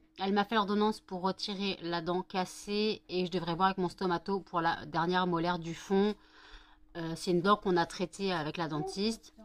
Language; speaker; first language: French; native; French